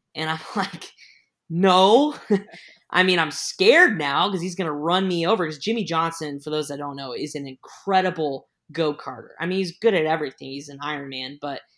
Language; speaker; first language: English; native; English